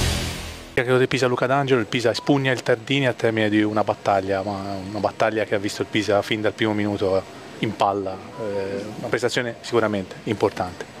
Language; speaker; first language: Italian; native; Italian